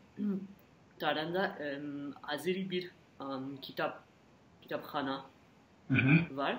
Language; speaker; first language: Azerbaijani; non-native, learner; French